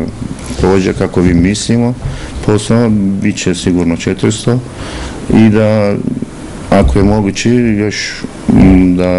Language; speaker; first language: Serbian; non-native, learner; Turkish